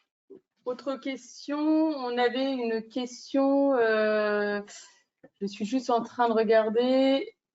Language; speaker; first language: French; native; French